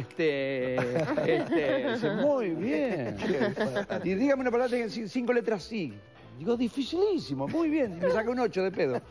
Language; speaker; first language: Spanish; native; Spanish